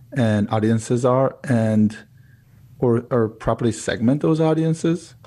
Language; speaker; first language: English; non-native, fluent; Hebrew